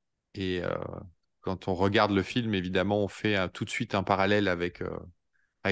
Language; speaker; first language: French; native; French